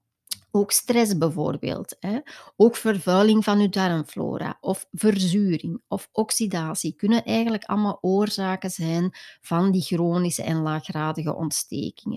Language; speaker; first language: Dutch; native; Dutch